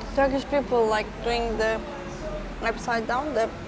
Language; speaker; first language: English; non-native, fluent; Turkish